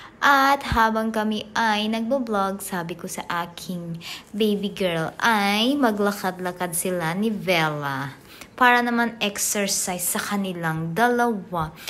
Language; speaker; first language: Filipino; native; Filipino